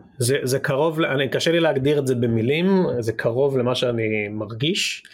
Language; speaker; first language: Hebrew; native; Hebrew